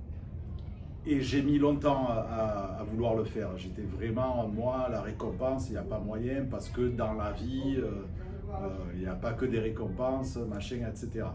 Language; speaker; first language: French; native; French